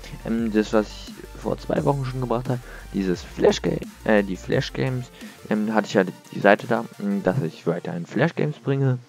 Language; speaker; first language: German; native; German